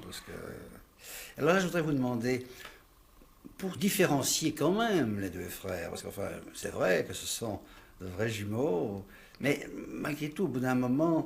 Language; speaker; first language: French; native; French